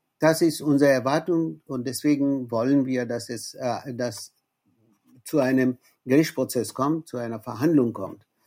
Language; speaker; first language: German; non-native, fluent; Bangla